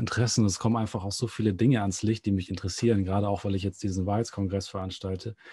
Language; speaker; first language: German; native; German